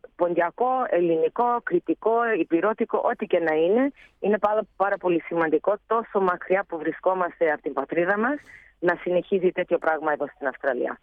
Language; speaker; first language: Greek; early bilingual, heritage; Greek